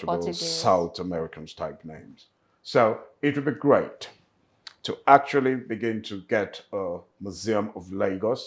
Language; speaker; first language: English; native; English